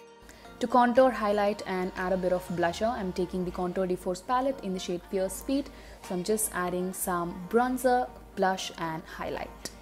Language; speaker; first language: English; non-native, local second language; Tamil